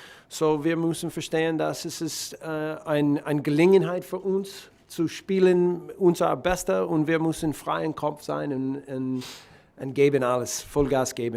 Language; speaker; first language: German; non-native, learner; English